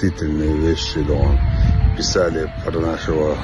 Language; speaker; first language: Russian; non-native, local second language; Chechen